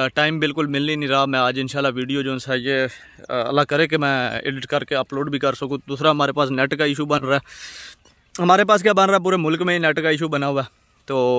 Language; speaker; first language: Urdu; non-native, local second language; Punjabi